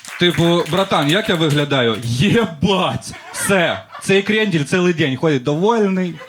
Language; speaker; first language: Ukrainian; non-native, local second language; Russian